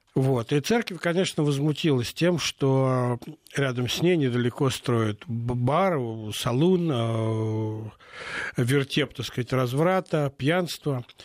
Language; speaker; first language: Russian; native; Russian